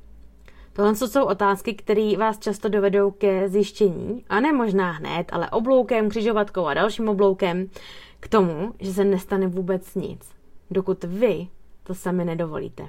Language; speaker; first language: Czech; native; Czech